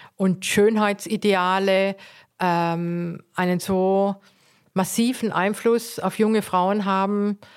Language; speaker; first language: German; native; German